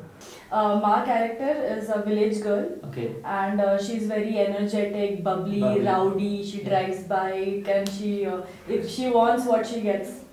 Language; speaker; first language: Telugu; non-native, learner; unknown